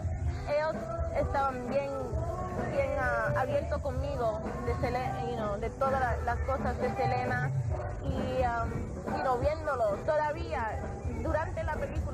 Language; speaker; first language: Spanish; early bilingual, heritage; English